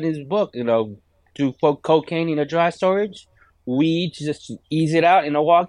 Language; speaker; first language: English; non-native, local second language; Filipino